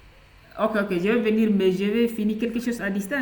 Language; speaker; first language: French; non-native, fluent; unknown